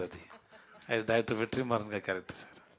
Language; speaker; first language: Telugu; non-native, learner; Tamil